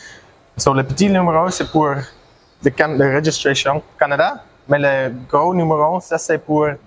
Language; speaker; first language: French; non-native, learner; English